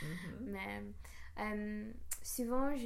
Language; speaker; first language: French; non-native, learner; English